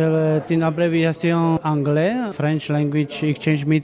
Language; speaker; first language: French; non-native, fluent; Slovak